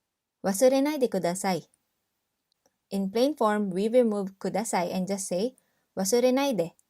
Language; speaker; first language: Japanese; non-native, fluent; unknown